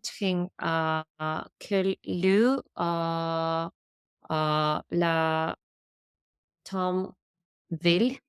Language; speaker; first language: French; non-native, learner; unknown